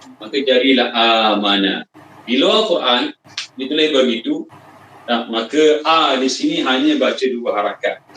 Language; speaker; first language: Malay; native; Malay